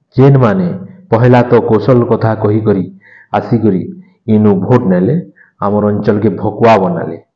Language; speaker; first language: Odia; native; Odia